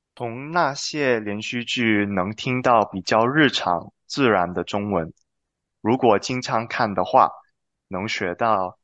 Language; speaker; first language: Chinese; non-native, learner; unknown